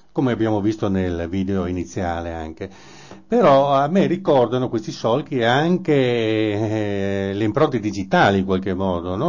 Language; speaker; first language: Italian; native; Italian